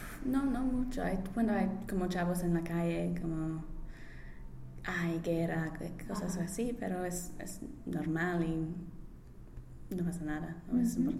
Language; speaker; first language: Spanish; non-native, learner; English